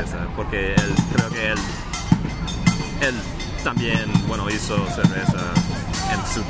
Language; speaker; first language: Spanish; non-native, fluent; English